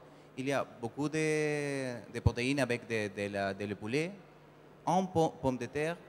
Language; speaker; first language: French; non-native, learner; Spanish